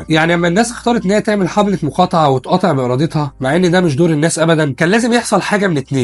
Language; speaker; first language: Arabic; native; Arabic